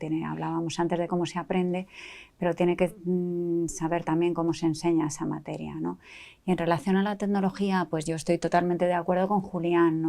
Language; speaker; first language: Spanish; native; Spanish